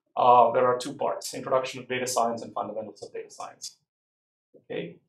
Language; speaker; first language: English; non-native, local second language; Tamil